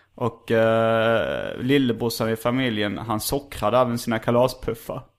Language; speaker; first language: Swedish; native; Swedish